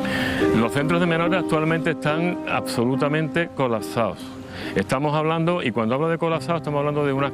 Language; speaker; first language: Spanish; native; Spanish